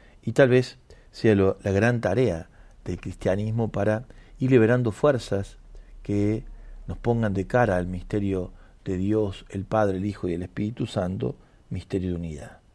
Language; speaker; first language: Spanish; native; Spanish